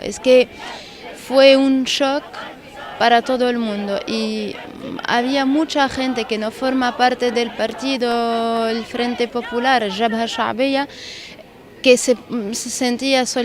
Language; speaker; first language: Spanish; non-native, fluent; Arabic